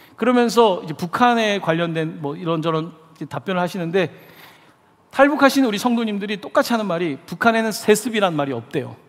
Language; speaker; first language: Korean; native; Korean